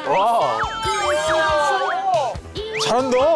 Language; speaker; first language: Korean; native; Korean